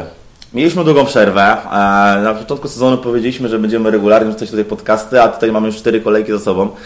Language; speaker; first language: Polish; native; Polish